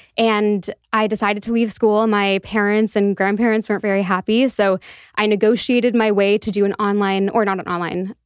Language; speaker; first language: English; native; English